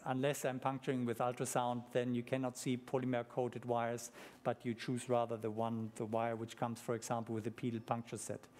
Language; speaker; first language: English; non-native, fluent; German